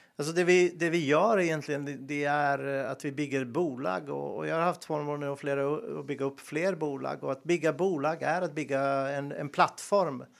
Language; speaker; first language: Swedish; non-native, fluent; Serbian